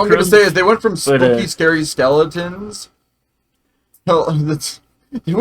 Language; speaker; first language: English; native; English